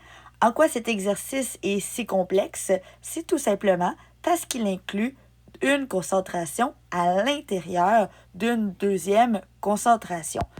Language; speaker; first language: French; native; French